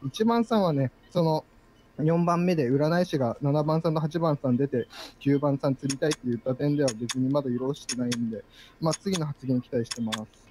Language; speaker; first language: Japanese; native; Japanese